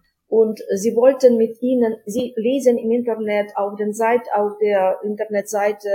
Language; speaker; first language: German; non-native, fluent; Ukrainian